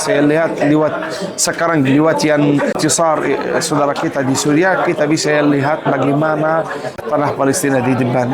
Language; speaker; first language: Indonesian; non-native, learner; Arabic